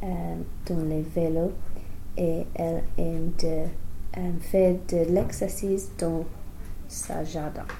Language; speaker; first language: French; non-native, learner; English